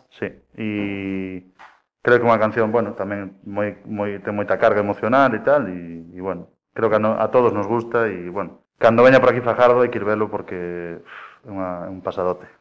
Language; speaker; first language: Galician; native; Galician